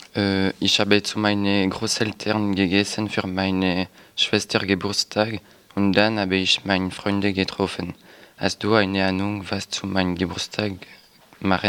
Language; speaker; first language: German; non-native, learner; French